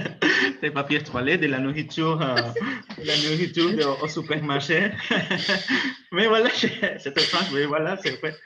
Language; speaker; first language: French; non-native, learner; Spanish